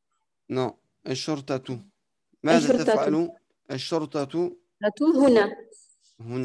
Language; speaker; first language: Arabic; non-native, fluent; French